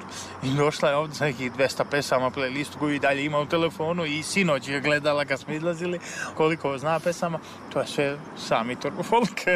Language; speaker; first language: Serbian; native; Serbian